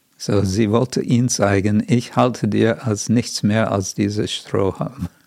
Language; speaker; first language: German; non-native, fluent; English